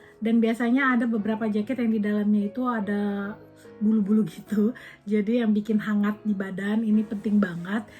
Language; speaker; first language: Indonesian; native; Indonesian